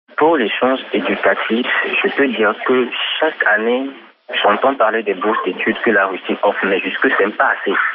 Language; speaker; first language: French; non-native, local second language; Ewe